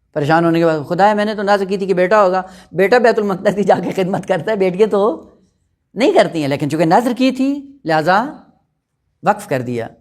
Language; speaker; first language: Urdu; non-native, local second language; Punjabi